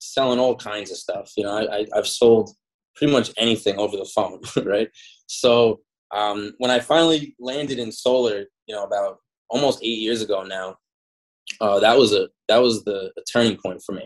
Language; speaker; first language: English; native; English